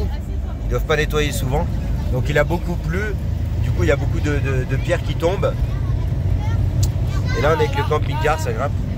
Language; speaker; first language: French; native; French